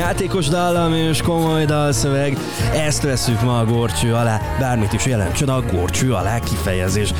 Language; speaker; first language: Hungarian; native; Hungarian